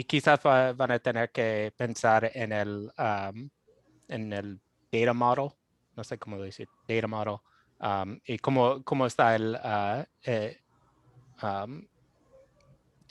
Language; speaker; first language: Spanish; non-native, fluent; English